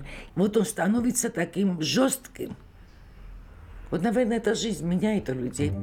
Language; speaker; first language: Russian; non-native, local second language; Georgian